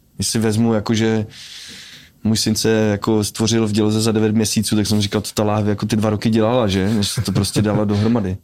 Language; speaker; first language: Czech; native; Czech